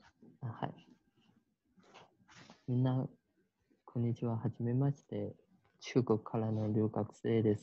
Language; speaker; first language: Japanese; non-native, learner; Chinese